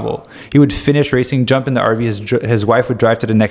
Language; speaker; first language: English; native; English